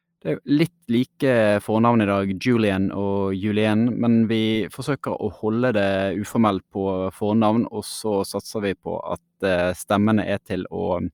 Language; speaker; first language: Norwegian; native; Norwegian